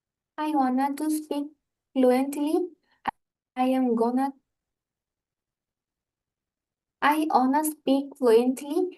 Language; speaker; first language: English; non-native, learner; Bangla